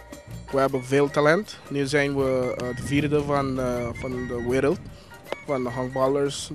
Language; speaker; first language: Dutch; non-native, local second language; Papiamento